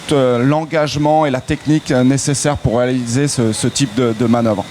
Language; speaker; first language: French; native; French